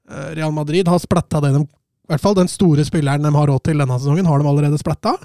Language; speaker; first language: Norwegian; native; Norwegian